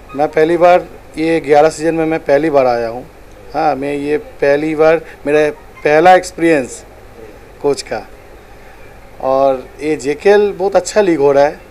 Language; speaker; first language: Hindi; non-native, local second language; Bangla